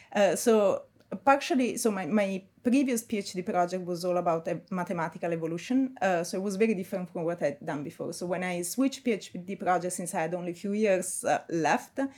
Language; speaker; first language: English; non-native, fluent; Italian